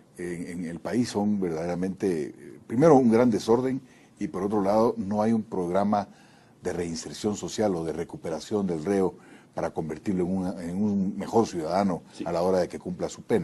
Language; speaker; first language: Spanish; native; Spanish